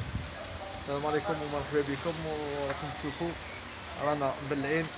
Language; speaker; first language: Arabic; native; Arabic